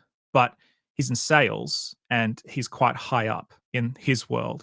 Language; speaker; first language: English; native; English